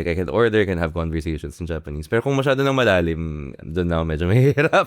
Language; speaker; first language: Filipino; native; Filipino